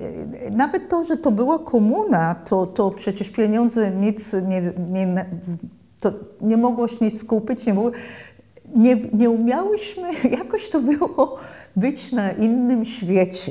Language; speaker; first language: Polish; early bilingual, heritage; Polish